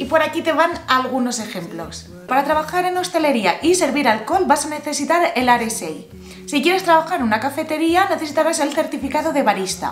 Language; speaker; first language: Spanish; native; Spanish